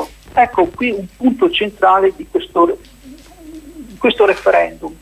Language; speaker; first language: Italian; native; Italian